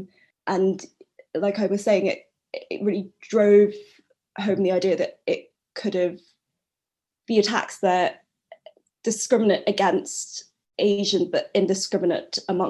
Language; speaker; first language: English; native; English